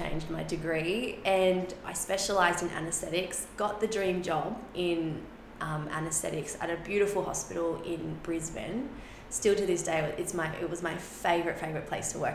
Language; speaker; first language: English; non-native, local second language; Spanish